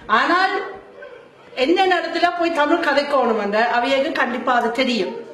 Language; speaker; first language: Tamil; non-native, fluent; German